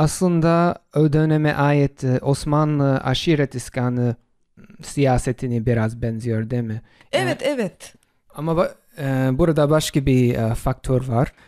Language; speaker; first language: Turkish; non-native, fluent; English